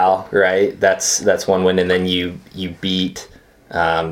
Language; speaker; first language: English; native; English